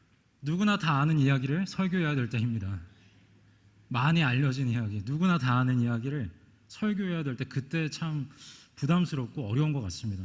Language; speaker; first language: Korean; native; Korean